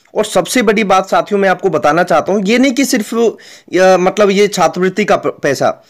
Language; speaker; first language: Hindi; native; Hindi